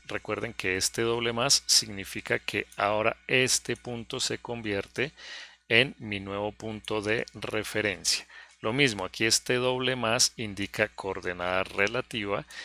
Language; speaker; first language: Spanish; native; Spanish